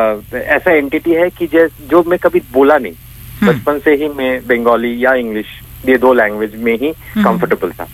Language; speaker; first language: Hindi; non-native, local second language; Bangla